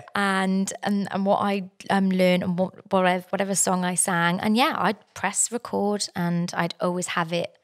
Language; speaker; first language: English; native; English